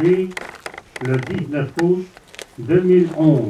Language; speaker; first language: French; native; French